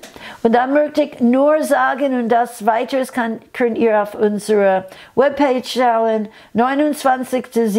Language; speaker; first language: German; non-native, fluent; English